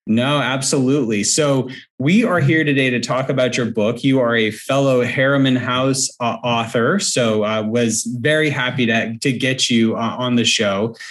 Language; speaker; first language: English; native; English